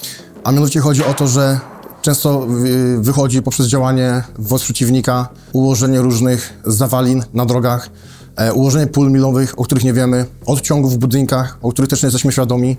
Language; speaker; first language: Polish; native; Polish